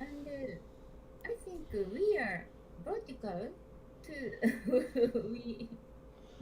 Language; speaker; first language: English; non-native, learner; Japanese